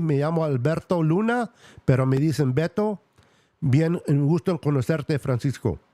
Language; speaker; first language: Spanish; early bilingual, other home language; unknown